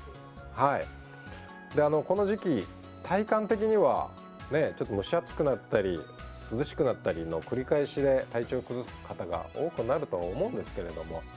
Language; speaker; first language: Japanese; native; Japanese